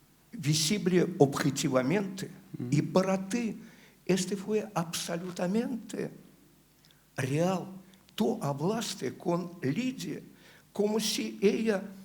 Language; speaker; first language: Spanish; non-native, learner; Russian